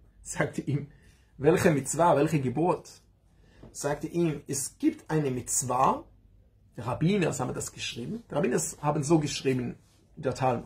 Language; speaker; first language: German; non-native, learner; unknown